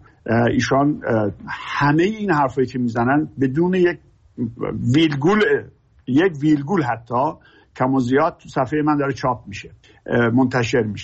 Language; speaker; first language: Persian; native; Persian